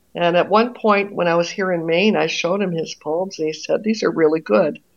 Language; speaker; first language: English; native; English